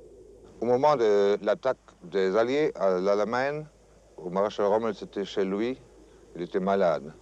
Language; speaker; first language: French; non-native, fluent; German